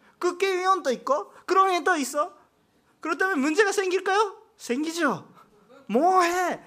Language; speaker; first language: Korean; non-native, fluent; Japanese